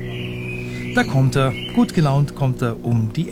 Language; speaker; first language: German; native; German